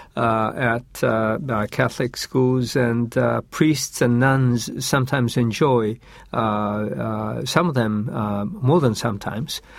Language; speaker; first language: English; non-native, fluent; Japanese